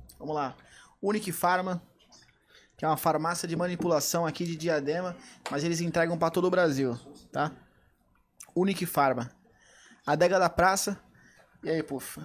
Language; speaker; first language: Portuguese; native; Portuguese